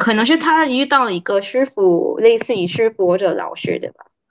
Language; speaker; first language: Chinese; early bilingual, heritage; Chinese